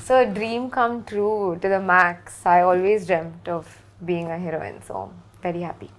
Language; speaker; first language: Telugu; non-native, learner; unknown